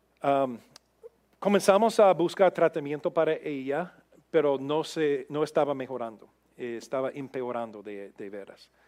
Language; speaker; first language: Spanish; non-native, fluent; English